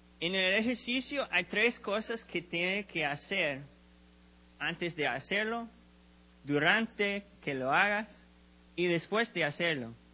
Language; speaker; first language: Spanish; non-native, learner; English